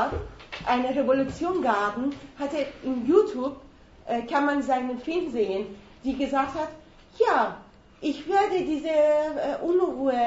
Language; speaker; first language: German; non-native, fluent; Persian